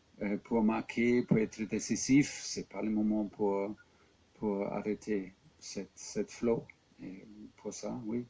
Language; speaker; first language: French; non-native, fluent; German